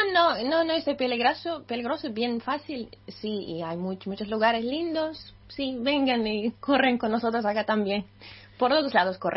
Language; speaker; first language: Spanish; non-native, fluent; Russian